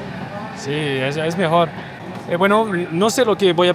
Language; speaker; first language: Spanish; non-native, learner; French